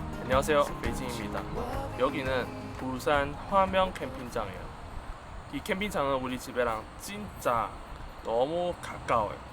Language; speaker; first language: Korean; non-native, fluent; Chinese